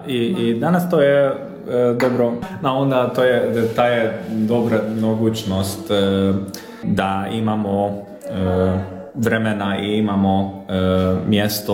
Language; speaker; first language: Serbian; non-native, local second language; Hungarian